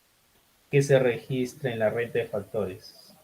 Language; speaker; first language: Spanish; native; Spanish